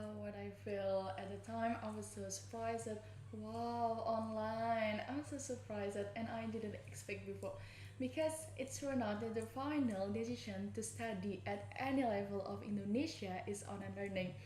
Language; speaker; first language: English; non-native, learner; Indonesian